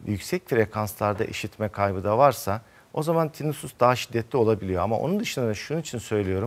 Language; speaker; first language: Turkish; native; Turkish